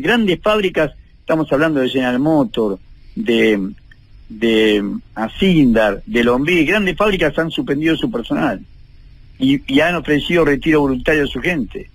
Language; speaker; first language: Spanish; native; Spanish